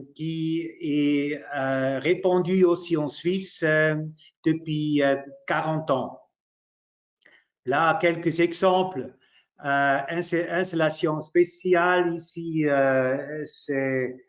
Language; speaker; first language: French; non-native, local second language; German